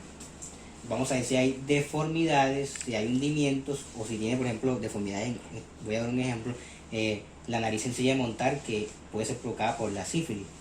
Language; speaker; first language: Spanish; native; Spanish